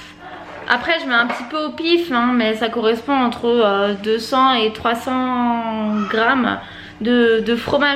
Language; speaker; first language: French; native; French